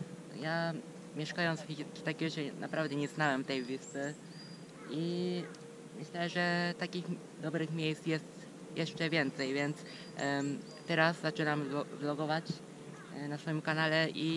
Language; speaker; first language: Polish; non-native, fluent; Japanese